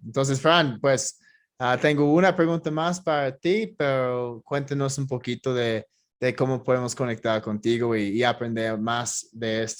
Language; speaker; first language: Spanish; non-native, fluent; English